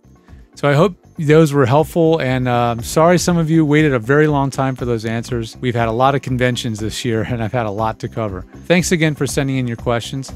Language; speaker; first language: English; native; English